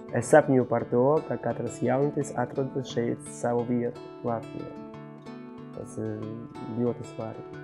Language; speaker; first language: Latvian; non-native, local second language; Russian